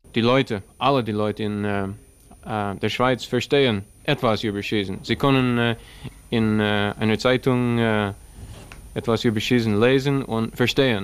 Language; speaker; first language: German; non-native, learner; English